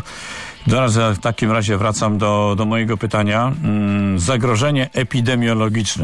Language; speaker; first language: Polish; native; Polish